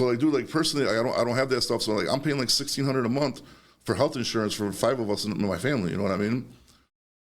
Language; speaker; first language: English; native; English